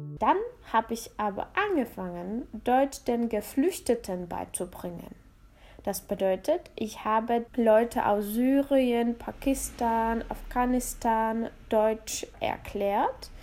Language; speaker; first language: German; non-native, fluent; Czech